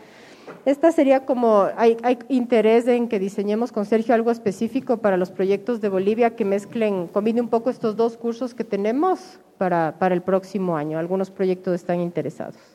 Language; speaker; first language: Spanish; native; Spanish